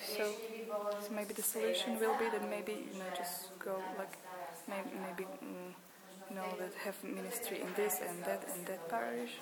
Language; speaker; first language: English; non-native, learner; Slovak